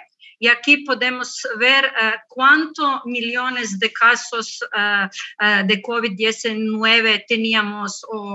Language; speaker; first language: Spanish; non-native, learner; Croatian